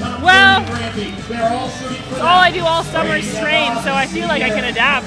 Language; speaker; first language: English; native; English